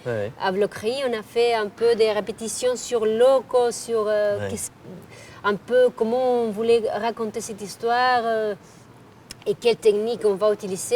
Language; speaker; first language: French; non-native, fluent; Spanish